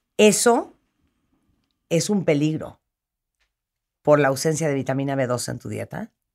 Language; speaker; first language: Spanish; native; Spanish